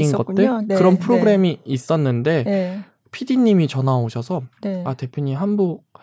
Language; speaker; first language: Korean; native; Korean